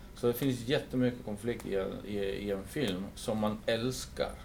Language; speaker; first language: Swedish; early bilingual, heritage; English